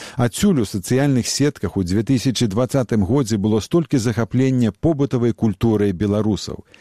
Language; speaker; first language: Belarusian; native; Belarusian